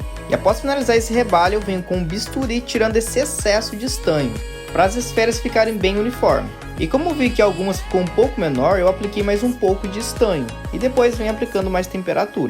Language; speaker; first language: Portuguese; native; Portuguese